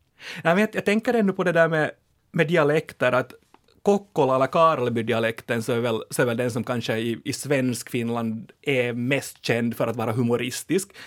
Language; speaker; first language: Swedish; native; Swedish